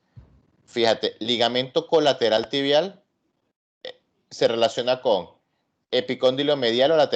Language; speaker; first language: Spanish; native; Spanish